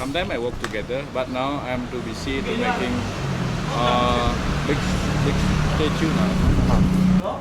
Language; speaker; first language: English; non-native, learner; Indonesian